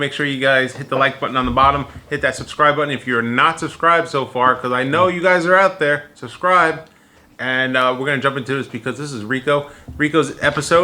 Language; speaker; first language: English; native; English